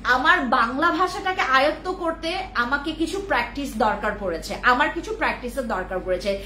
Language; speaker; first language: Bangla; non-native, local second language; Khasi